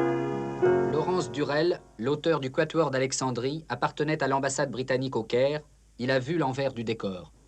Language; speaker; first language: French; native; French